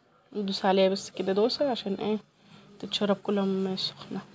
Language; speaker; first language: Arabic; native; Arabic